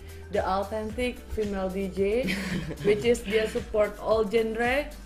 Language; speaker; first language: English; non-native, fluent; Indonesian